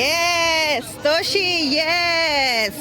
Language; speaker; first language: English; non-native, fluent; Bangla